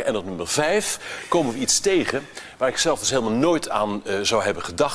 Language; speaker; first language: Dutch; native; Dutch